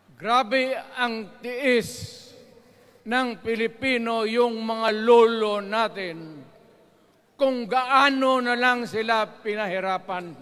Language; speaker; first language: Filipino; non-native, local second language; Cebuano